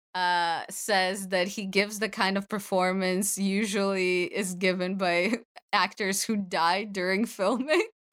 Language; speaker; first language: English; early bilingual, other home language; Russian